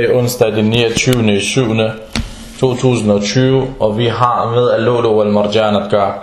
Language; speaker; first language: Danish; non-native, fluent; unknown